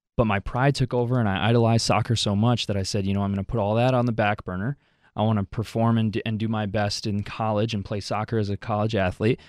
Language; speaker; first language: English; native; English